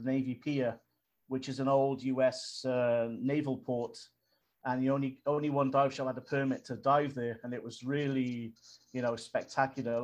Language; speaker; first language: English; native; English